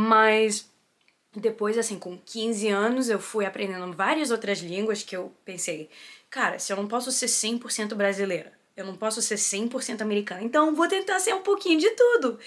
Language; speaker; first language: Portuguese; early bilingual, heritage; Portuguese